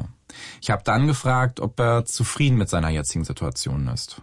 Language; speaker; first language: German; native; German